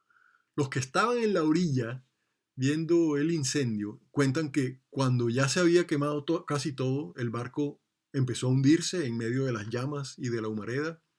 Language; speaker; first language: Spanish; native; Spanish